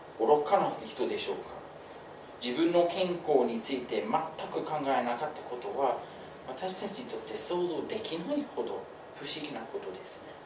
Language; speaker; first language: Japanese; non-native, fluent; English